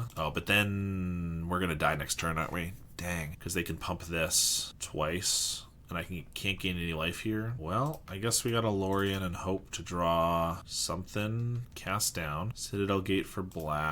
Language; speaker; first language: English; native; English